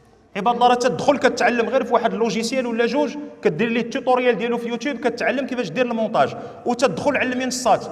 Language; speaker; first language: Arabic; native; Arabic